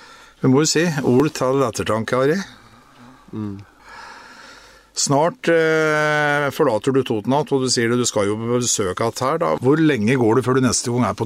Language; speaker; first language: Norwegian; native; Norwegian